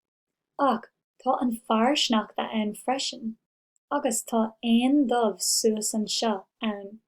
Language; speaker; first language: Irish; non-native, local second language; English